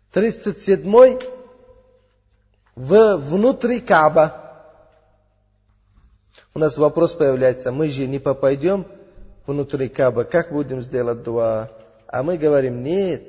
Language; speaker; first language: Russian; non-native, learner; Uzbek